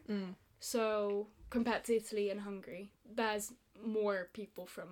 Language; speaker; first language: English; non-native, fluent; Italian